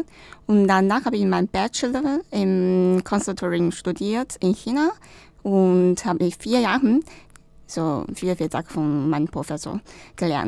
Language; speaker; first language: German; non-native, learner; Chinese